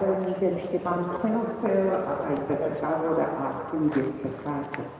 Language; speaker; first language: Czech; native; Czech